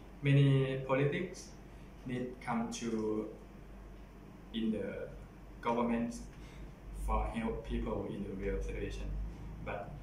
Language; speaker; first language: English; non-native, learner; Thai